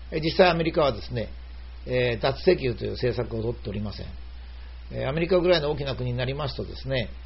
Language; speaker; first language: Japanese; native; Japanese